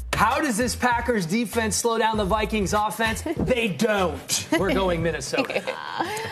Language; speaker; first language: English; native; English